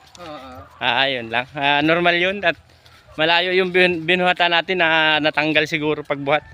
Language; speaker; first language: Filipino; native; Filipino